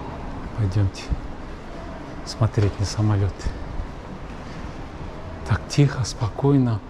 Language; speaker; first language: Russian; non-native, local second language; Kyrgyz